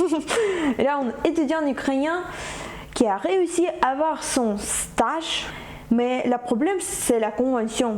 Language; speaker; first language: French; non-native, fluent; Ukrainian